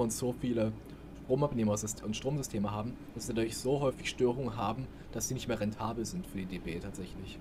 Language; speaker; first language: German; native; German